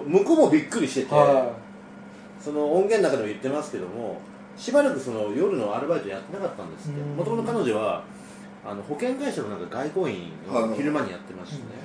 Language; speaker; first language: Japanese; native; Japanese